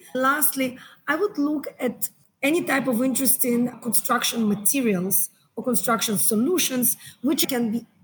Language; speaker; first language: English; non-native, fluent; Hebrew